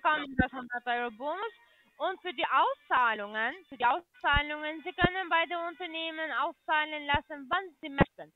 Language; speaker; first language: German; non-native, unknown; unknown